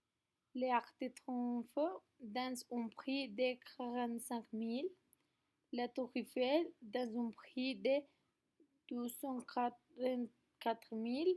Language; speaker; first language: French; non-native, learner; Spanish